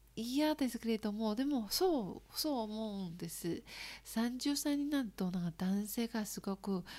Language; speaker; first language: Japanese; non-native, learner; Chinese